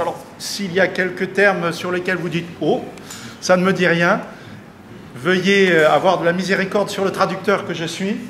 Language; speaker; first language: French; native; French